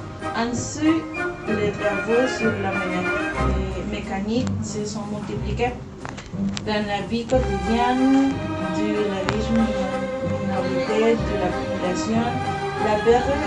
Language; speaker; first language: French; non-native, learner; Spanish